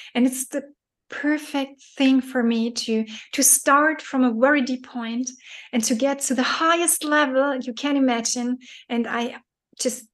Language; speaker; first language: English; non-native, fluent; German